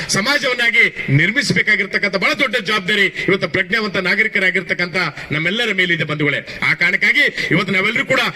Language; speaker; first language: Kannada; native; Kannada